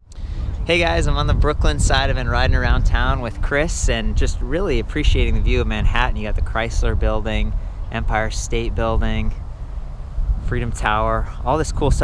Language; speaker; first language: English; native; English